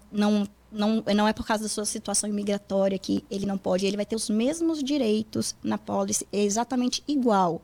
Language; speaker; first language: Portuguese; native; Portuguese